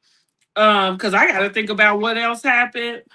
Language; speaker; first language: English; native; English